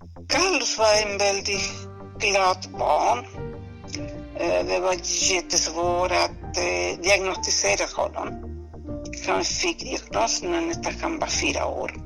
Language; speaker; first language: Swedish; non-native, fluent; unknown